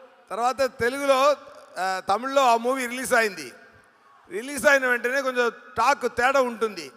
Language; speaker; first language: Telugu; non-native, learner; Tamil